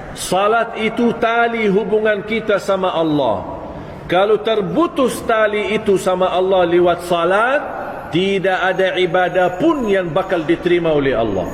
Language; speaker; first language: Malay; non-native, fluent; Arabic